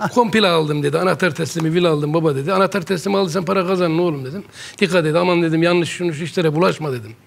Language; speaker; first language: Turkish; native; Turkish